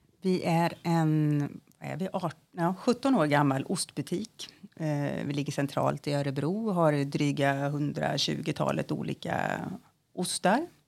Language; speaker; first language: Swedish; native; Swedish